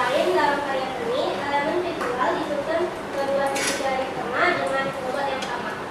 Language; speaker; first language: Indonesian; native; Indonesian